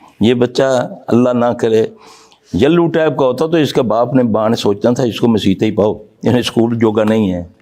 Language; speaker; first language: Urdu; non-native, local second language; Punjabi